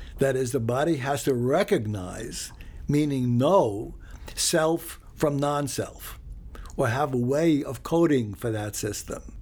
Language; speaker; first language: English; early bilingual, other home language; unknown